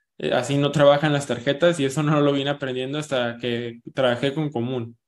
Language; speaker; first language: Spanish; early bilingual, heritage; Spanish